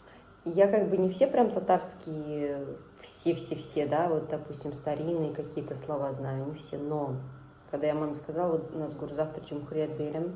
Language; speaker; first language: Russian; native; Russian